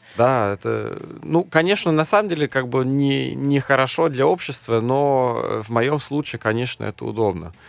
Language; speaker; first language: Russian; non-native, fluent; German